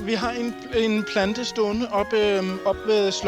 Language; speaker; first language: Danish; native; Danish